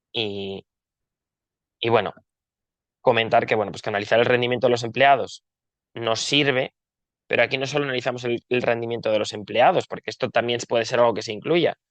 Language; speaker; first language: Spanish; native; Spanish